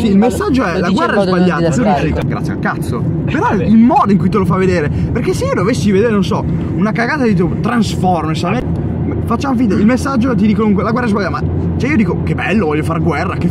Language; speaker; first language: Italian; native; Italian